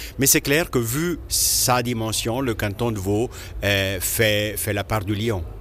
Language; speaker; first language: French; non-native, local second language; Italian